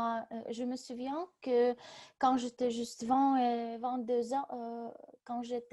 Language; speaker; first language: French; non-native, learner; Russian